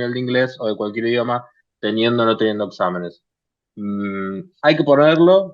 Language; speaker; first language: Spanish; native; Spanish